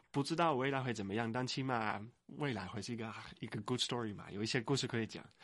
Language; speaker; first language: Chinese; non-native, fluent; Dutch